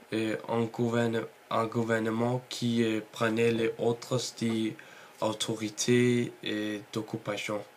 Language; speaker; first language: French; non-native, learner; Norwegian